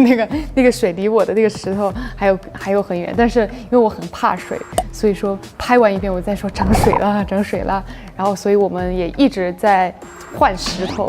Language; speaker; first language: Chinese; native; Chinese